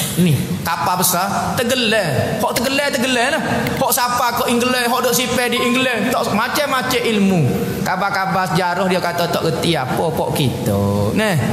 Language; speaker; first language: Malay; native; Malay